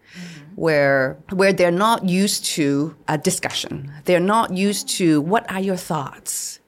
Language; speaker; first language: English; non-native, local second language; Cantonese